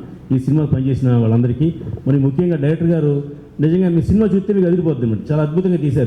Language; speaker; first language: Telugu; native; Telugu